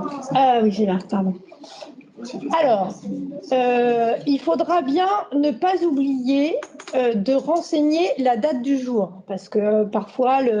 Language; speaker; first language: French; native; French